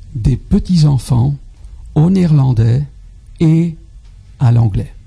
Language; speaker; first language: French; non-native, fluent; Dutch